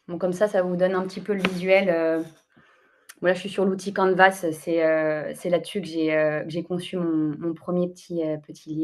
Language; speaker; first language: French; native; French